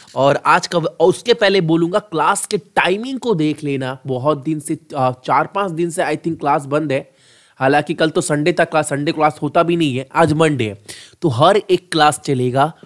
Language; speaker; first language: Hindi; native; Hindi